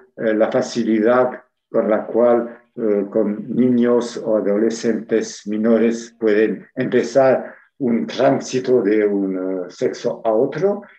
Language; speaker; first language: Spanish; non-native, fluent; French